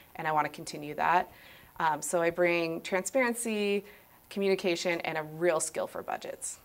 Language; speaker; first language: English; native; English